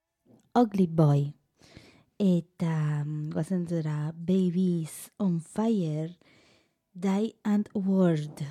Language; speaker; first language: Basque; non-native, learner; Spanish